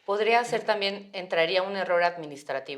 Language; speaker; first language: Spanish; native; Spanish